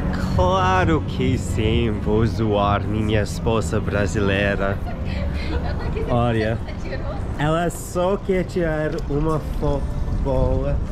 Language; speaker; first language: Portuguese; non-native, learner; English